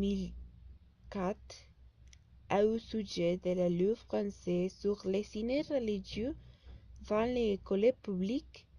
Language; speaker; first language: French; non-native, learner; Spanish